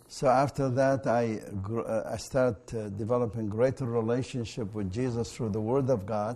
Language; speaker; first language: English; non-native, fluent; Arabic